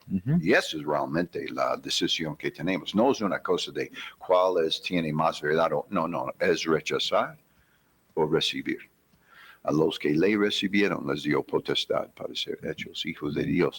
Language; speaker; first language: Spanish; non-native, fluent; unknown